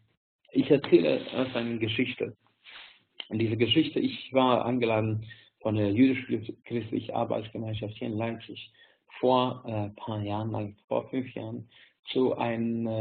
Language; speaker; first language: German; non-native, fluent; Hungarian